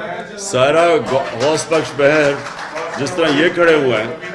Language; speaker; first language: Urdu; native; Urdu